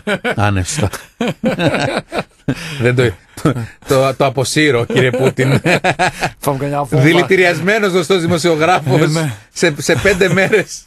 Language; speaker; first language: Greek; native; Greek